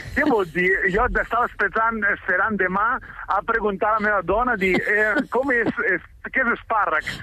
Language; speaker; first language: Catalan; non-native, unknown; Italian